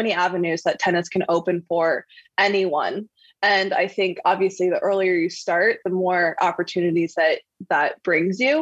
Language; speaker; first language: English; native; English